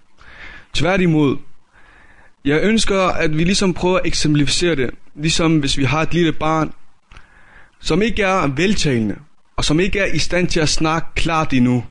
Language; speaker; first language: Danish; native; Danish